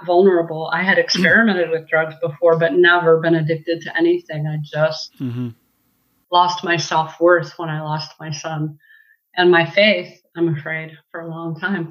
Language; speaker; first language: English; native; English